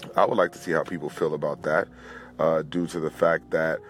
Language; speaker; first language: English; native; English